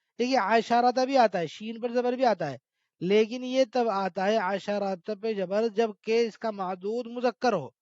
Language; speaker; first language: Urdu; native; Urdu